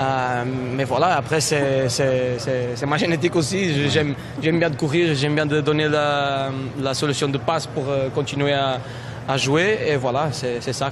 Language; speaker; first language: French; non-native, fluent; Portuguese